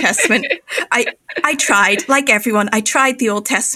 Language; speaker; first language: English; native; English